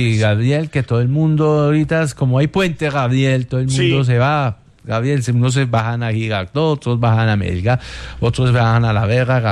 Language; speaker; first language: Spanish; native; Spanish